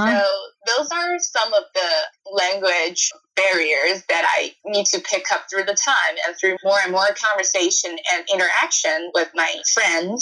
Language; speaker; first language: English; non-native, fluent; Chinese